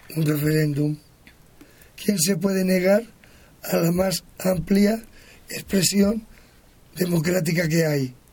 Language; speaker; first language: Spanish; native; Spanish